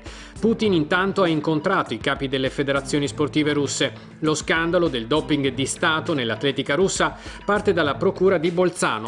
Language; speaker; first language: Italian; native; Italian